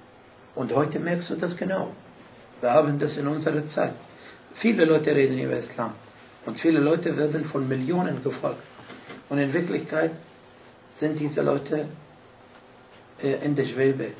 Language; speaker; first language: German; non-native, fluent; Arabic